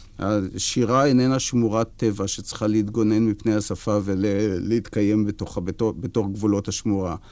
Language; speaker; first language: Hebrew; native; Hebrew